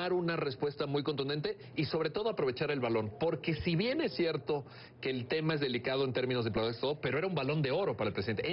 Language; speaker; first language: Spanish; native; Spanish